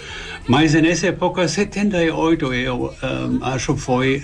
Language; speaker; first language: Portuguese; non-native, learner; German